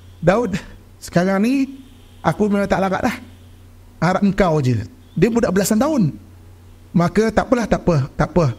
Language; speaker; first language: Malay; native; Malay